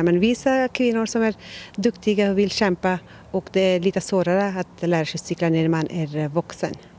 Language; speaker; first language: Swedish; non-native, learner; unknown